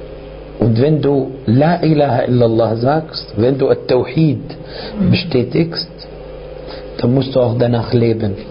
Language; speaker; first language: German; non-native, fluent; Arabic